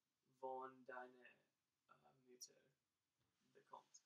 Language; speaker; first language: German; non-native, learner; English